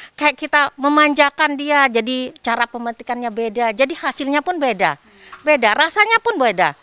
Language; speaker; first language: Indonesian; non-native, local second language; Sasak